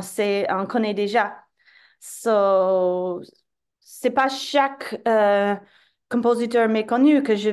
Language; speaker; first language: French; non-native, fluent; English